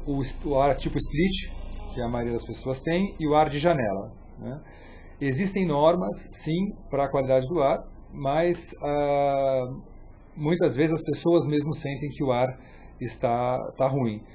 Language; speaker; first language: Portuguese; native; Portuguese